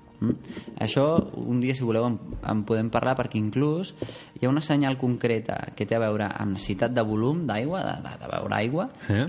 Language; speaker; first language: Catalan; non-native, local second language; Spanish